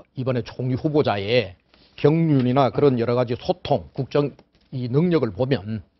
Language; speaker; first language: Korean; native; Korean